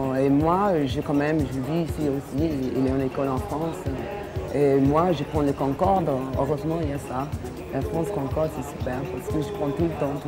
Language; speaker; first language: French; non-native, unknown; English